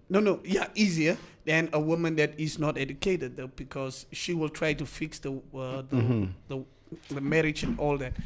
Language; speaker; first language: English; non-native, local second language; Afrikaans